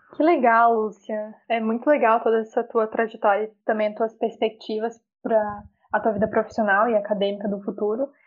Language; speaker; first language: Portuguese; native; Portuguese